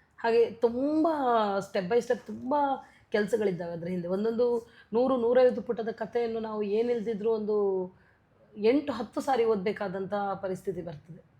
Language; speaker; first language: Kannada; non-native, local second language; Tulu